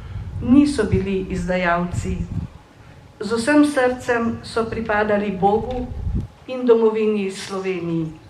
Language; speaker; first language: Slovenian; native; Slovenian